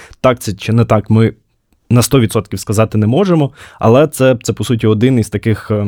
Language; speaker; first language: Ukrainian; native; Ukrainian